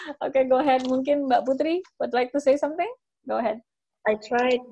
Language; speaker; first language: English; non-native, fluent; Indonesian